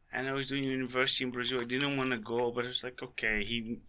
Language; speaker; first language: English; non-native, fluent; Portuguese